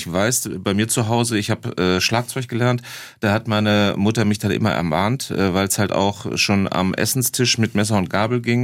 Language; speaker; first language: German; native; German